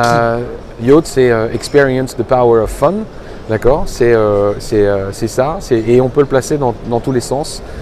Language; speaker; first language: French; native; French